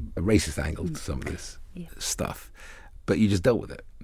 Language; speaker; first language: English; early bilingual, other home language; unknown